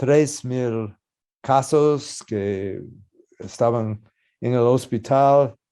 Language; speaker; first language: Spanish; non-native, learner; English